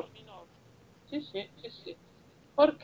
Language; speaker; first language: Spanish; non-native, learner; Italian